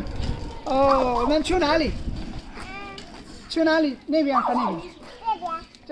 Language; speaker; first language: Chinese; non-native, learner; Urdu